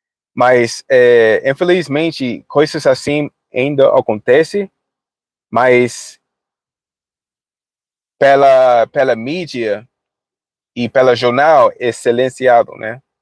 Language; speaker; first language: Portuguese; non-native, fluent; English